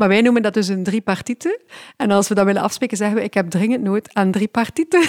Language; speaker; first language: Dutch; native; Dutch